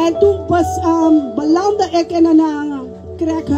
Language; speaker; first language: Dutch; non-native, local second language; Papiamento